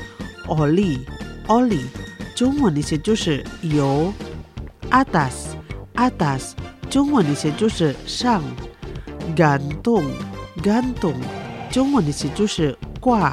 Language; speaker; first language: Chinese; non-native, fluent; Indonesian